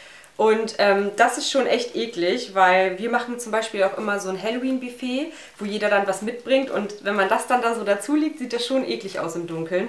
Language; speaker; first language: German; native; German